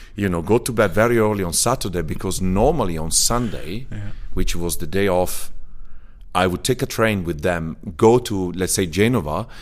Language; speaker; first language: English; early bilingual, other home language; Italian